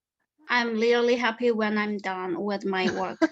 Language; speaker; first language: English; non-native, fluent; Korean